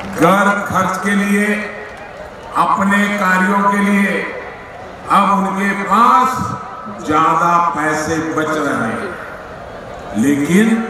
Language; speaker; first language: Hindi; non-native, local second language; Gujarati